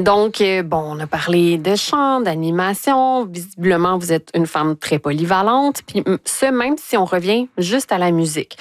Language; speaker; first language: French; native; French